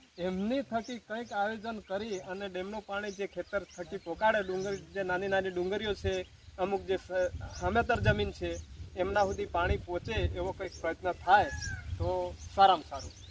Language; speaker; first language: Gujarati; native; Gujarati